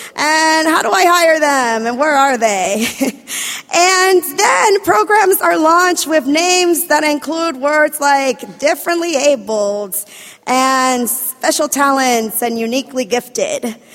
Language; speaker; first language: English; native; English